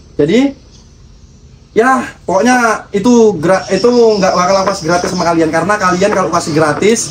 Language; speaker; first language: Malay; native; Malay